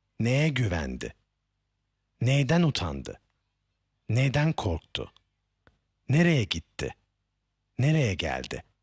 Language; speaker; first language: Turkish; native; Turkish